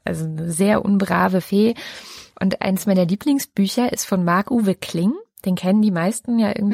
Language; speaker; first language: German; native; German